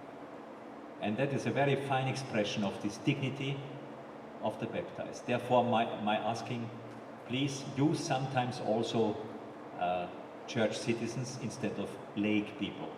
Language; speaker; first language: English; non-native, fluent; German